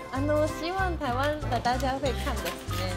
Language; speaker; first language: Chinese; non-native, fluent; Japanese